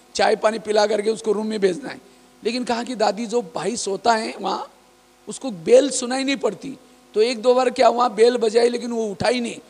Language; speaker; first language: Hindi; non-native, local second language; Marathi